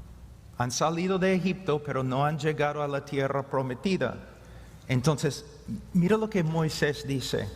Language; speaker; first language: Spanish; non-native, fluent; English